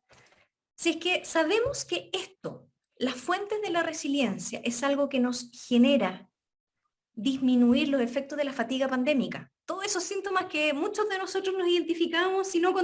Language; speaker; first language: Spanish; native; Spanish